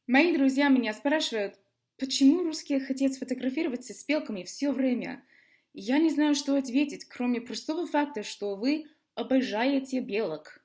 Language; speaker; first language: Russian; non-native, learner; English